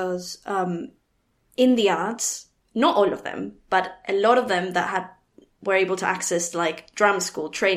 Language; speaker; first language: English; non-native, fluent; Spanish